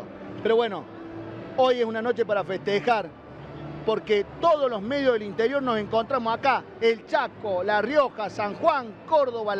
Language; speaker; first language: Spanish; native; Spanish